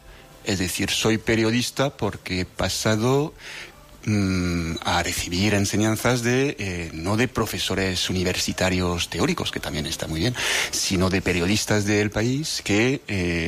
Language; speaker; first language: Spanish; non-native, fluent; French